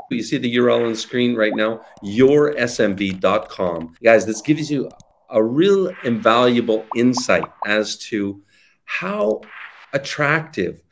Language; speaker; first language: English; native; English